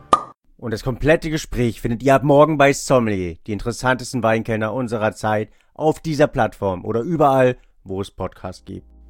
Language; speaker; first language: German; native; German